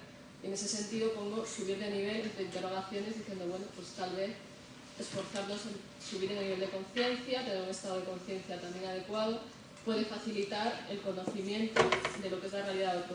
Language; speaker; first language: Spanish; native; Spanish